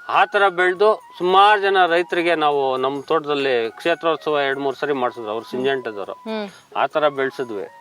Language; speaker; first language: Kannada; native; Kannada